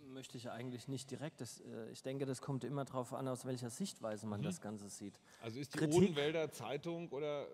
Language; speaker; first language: German; native; German